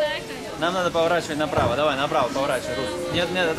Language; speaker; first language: Russian; native; Russian